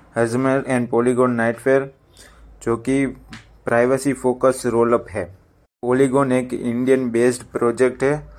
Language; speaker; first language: Hindi; non-native, local second language; Gujarati